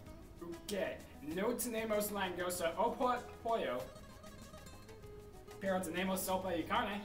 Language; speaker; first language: Spanish; non-native, learner; English